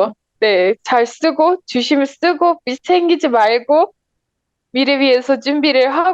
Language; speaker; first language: Korean; non-native, learner; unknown